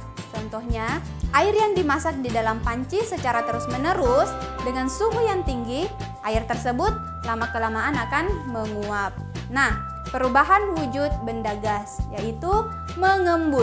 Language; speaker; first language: Malay; native; Malay